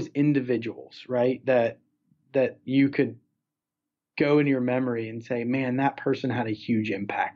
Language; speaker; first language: English; native; English